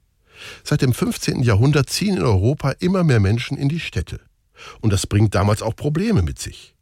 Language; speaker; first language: German; native; German